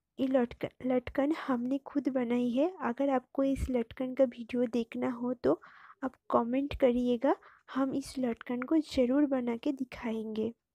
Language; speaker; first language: Hindi; non-native, local second language; Bangla